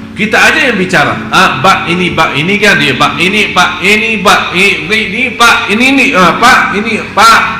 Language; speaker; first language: Indonesian; non-native, fluent; Arabic